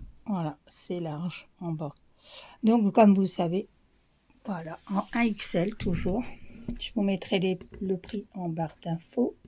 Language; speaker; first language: French; native; French